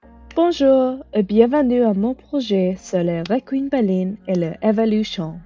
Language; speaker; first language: French; non-native, learner; English